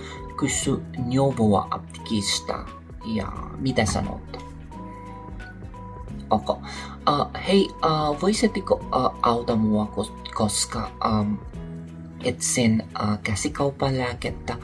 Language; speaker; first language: Finnish; non-native, learner; Filipino